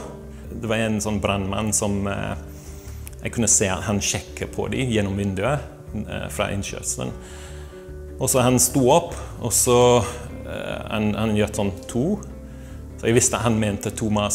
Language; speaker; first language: Norwegian; non-native, fluent; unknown